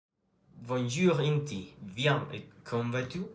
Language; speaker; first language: French; non-native, learner; Spanish